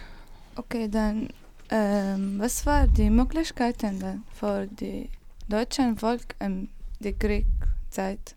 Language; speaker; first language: German; non-native, learner; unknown